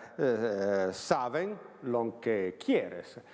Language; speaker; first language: Spanish; non-native, learner; Italian